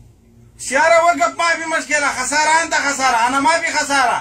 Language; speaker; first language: Arabic; non-native, learner; Urdu